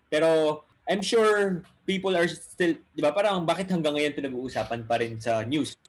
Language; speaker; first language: Filipino; non-native, local second language; Bikol